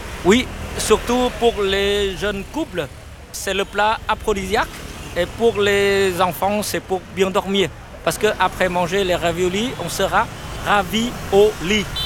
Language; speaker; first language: French; non-native, fluent; Vietnamese